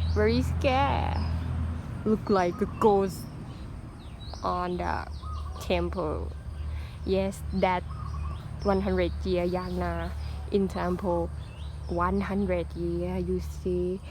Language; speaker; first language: English; non-native, learner; Thai